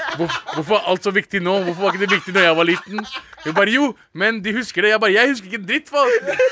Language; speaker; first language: Norwegian; early bilingual, other home language; Urdu